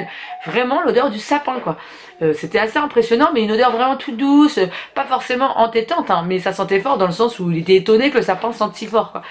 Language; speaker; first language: French; native; French